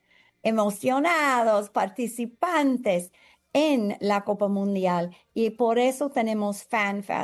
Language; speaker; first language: Spanish; non-native, fluent; English